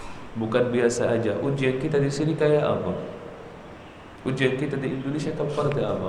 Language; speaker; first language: Indonesian; non-native, learner; Arabic